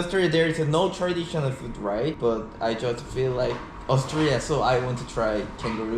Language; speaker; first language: English; non-native, learner; Korean